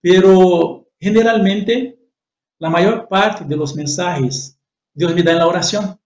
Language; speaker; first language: Spanish; non-native, fluent; Portuguese